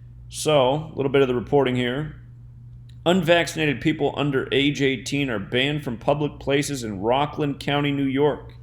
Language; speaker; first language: English; native; English